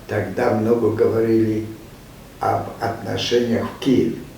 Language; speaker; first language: Russian; non-native, fluent; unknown